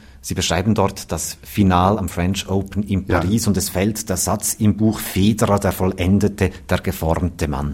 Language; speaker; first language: German; native; German